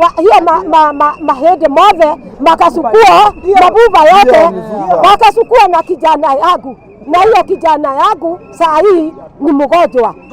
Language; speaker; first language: Swahili; non-native, local second language; Kikuyu